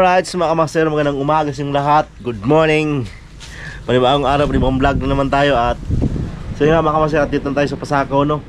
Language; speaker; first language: Filipino; non-native, local second language; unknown